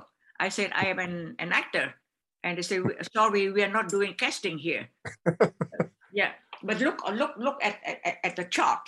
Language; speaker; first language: English; non-native, learner; Vietnamese